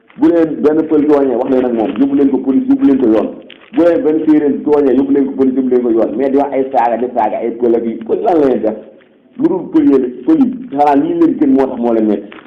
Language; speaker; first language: Wolof; non-native, local second language; Fula